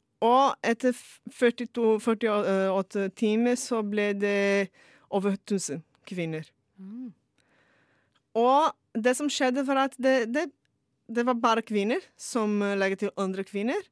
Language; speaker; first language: Norwegian; non-native, fluent; Portuguese